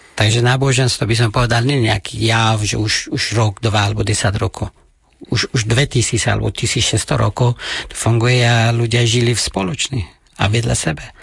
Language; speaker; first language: Slovak; non-native, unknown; Persian